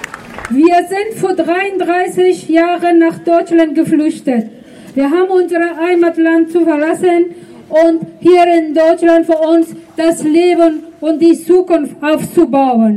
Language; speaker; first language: German; non-native, fluent; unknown